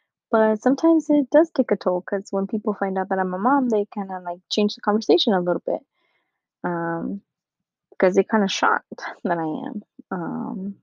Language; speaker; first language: English; early bilingual, other home language; Spanish